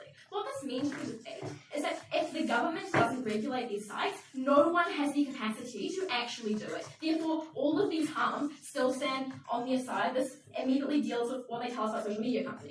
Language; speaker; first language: English; native; English